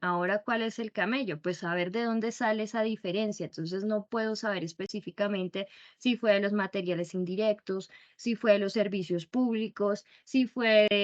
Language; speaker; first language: Spanish; native; Spanish